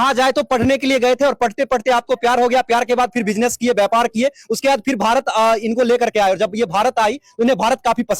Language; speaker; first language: Hindi; native; Hindi